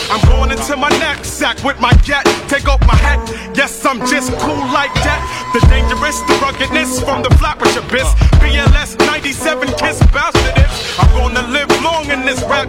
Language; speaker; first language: English; native; English